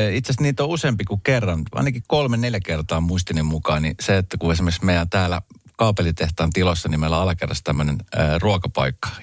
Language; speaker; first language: Finnish; early bilingual, other home language; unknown